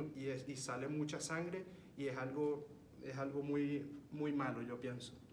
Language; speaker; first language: Spanish; early bilingual, heritage; Spanish